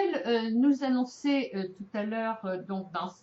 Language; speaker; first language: French; native; French